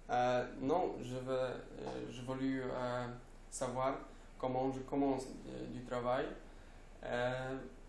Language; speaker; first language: French; non-native, learner; Polish